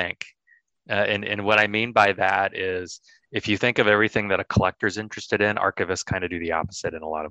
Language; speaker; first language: English; native; English